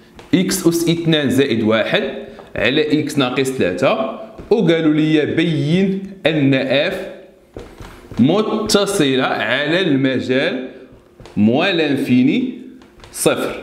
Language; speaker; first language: Arabic; native; Arabic